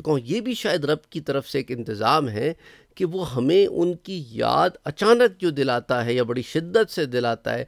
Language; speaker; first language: Urdu; native; Urdu